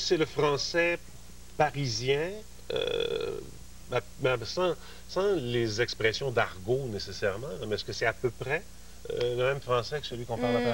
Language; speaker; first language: French; native; French